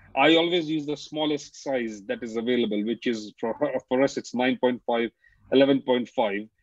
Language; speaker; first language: English; non-native, local second language; Hindi